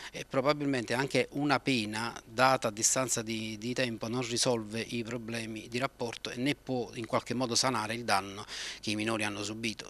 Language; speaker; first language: Italian; native; Italian